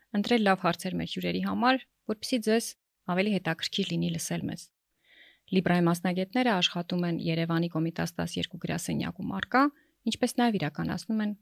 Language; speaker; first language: Armenian; native; Armenian